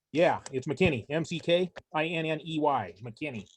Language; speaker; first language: English; native; English